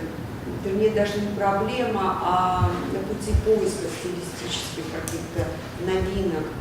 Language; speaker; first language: Russian; native; Russian